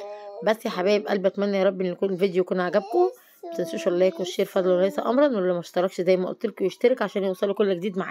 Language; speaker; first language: Arabic; native; Arabic